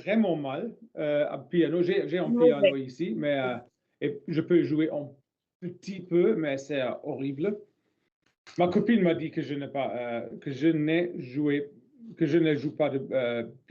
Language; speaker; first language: French; non-native, learner; English